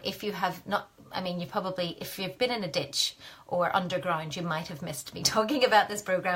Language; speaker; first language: English; native; English